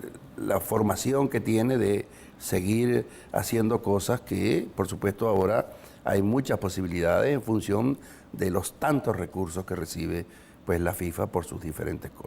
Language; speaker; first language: Spanish; native; Spanish